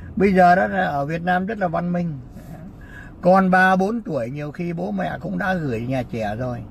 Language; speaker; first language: Vietnamese; native; Vietnamese